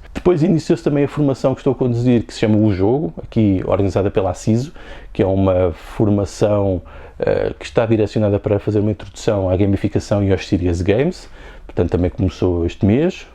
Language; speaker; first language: Portuguese; native; Portuguese